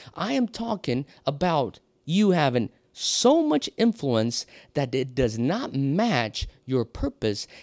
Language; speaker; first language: English; non-native, fluent; Portuguese